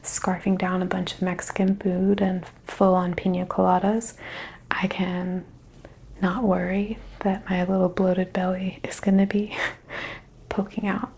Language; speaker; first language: English; native; English